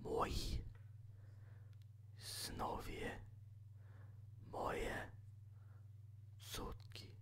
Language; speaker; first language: Polish; non-native, learner; English